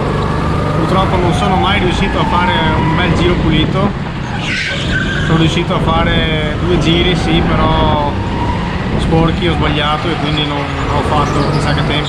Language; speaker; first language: Italian; native; Italian